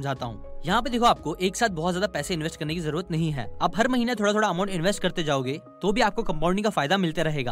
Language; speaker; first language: Hindi; native; Hindi